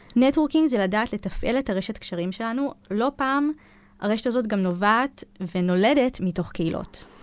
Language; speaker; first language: Hebrew; native; Hebrew